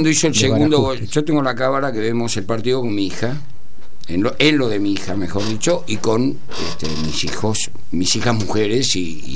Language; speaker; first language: Spanish; native; Spanish